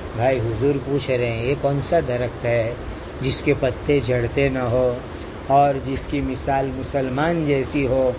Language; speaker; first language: Urdu; non-native, local second language; Gujarati